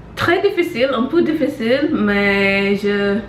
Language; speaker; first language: French; non-native, learner; English